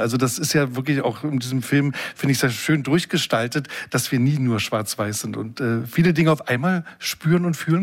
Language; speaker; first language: German; native; German